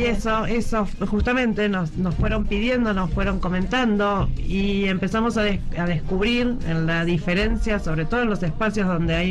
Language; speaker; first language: Spanish; native; Spanish